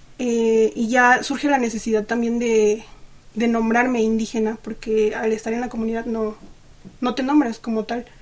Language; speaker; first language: Spanish; non-native, local second language; Mixtepec Mixtec